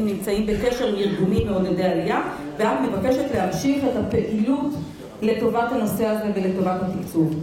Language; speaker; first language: Hebrew; native; Hebrew